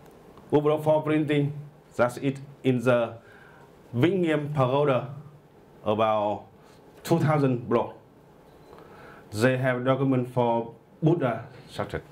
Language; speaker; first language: English; non-native, learner; Vietnamese